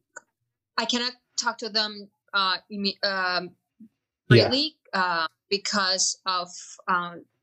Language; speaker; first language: English; non-native, fluent; Chinese